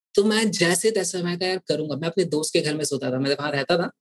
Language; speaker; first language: Hindi; native; Hindi